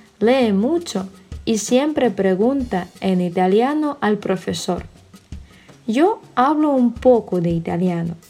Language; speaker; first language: Spanish; non-native, fluent; Russian